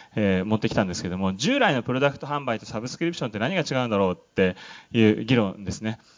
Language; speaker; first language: Japanese; native; Japanese